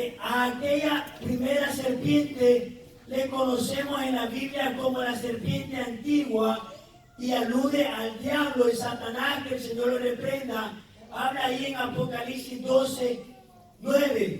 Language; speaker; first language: Spanish; native; Spanish